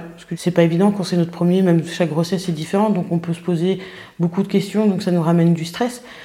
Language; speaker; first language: French; native; French